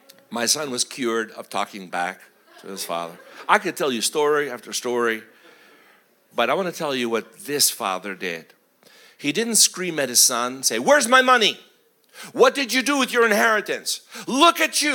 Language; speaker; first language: English; native; English